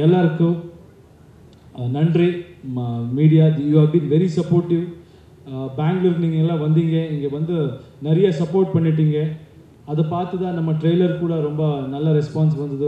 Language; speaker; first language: Tamil; non-native, learner; Kannada